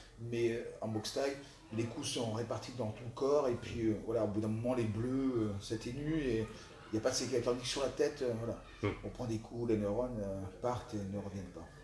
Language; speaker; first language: French; early bilingual, other home language; Italian